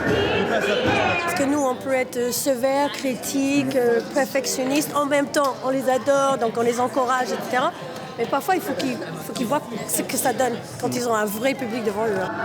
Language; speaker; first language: French; non-native, fluent; English